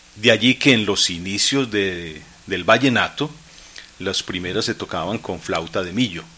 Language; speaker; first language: Spanish; native; Spanish